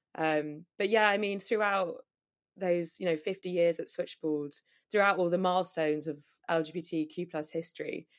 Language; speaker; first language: English; native; English